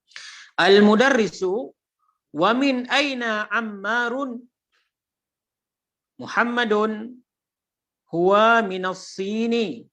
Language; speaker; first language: Arabic; non-native, fluent; Indonesian